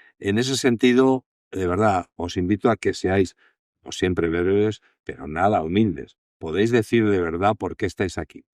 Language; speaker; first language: Spanish; native; Spanish